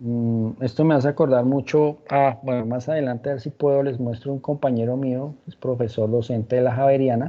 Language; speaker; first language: Spanish; native; Spanish